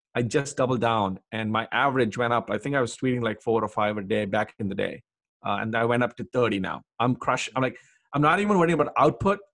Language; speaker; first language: English; non-native, local second language; Telugu